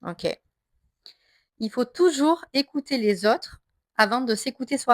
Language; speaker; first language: French; native; French